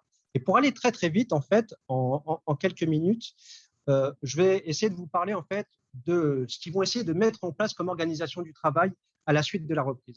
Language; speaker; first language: French; native; French